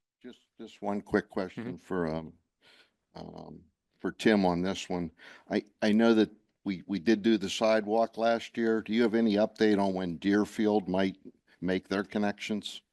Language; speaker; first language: English; native; English